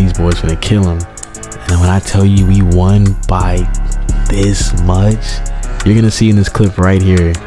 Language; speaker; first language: English; native; English